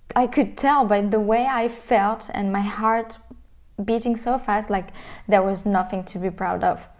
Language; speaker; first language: English; non-native, fluent; French